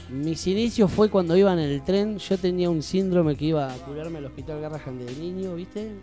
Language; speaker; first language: Spanish; native; Spanish